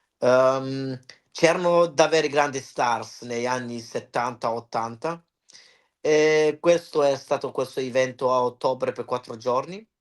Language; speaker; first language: Italian; early bilingual, heritage; Italian